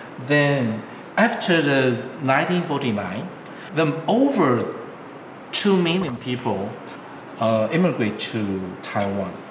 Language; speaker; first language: English; non-native, learner; Chinese